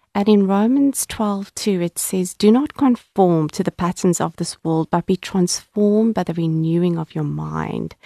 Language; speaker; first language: English; native; English